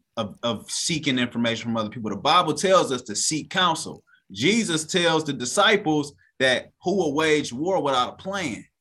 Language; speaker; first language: English; native; English